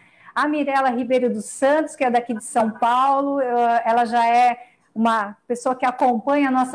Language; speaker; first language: Portuguese; native; Portuguese